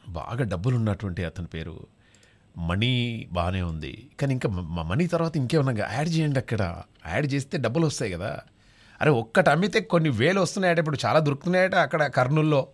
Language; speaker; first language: Telugu; native; Telugu